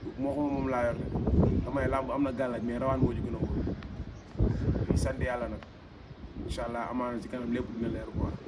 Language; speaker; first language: Wolof; native; Wolof